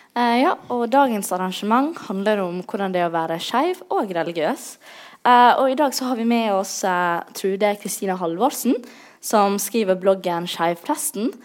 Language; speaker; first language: Norwegian; native; Norwegian